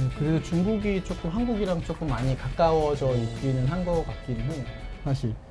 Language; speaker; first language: Korean; native; Korean